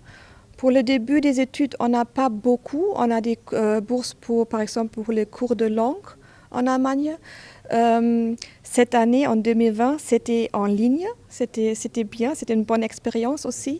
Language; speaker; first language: French; non-native, fluent; German